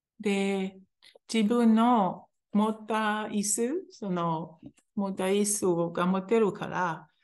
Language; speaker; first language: Japanese; non-native, fluent; Hebrew